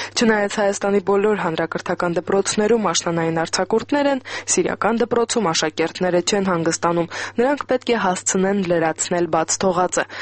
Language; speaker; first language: Armenian; native; Armenian